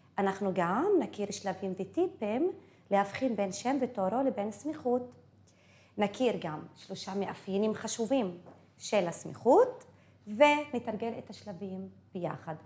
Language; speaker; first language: Hebrew; non-native, local second language; Arabic